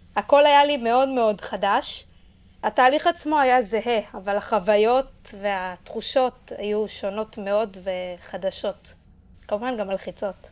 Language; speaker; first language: Hebrew; native; Hebrew